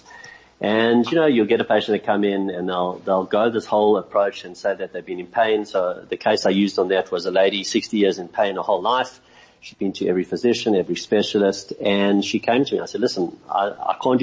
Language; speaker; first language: English; native; English